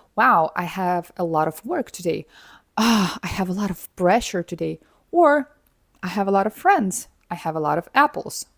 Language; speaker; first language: English; non-native, fluent; Ukrainian